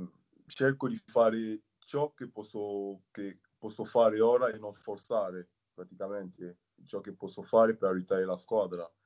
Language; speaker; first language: Italian; non-native, fluent; French